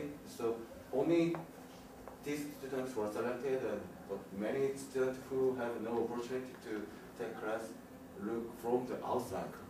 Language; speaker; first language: English; non-native, learner; Korean